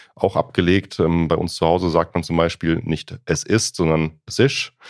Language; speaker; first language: German; native; German